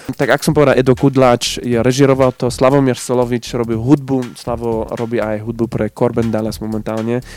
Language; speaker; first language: Slovak; non-native, fluent; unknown